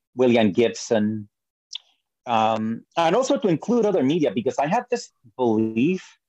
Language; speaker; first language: English; early bilingual, other home language; Spanish